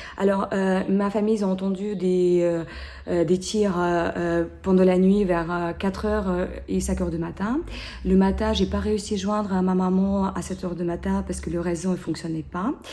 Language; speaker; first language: French; non-native, fluent; Ukrainian